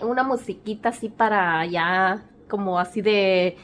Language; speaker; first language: Spanish; early bilingual, other home language; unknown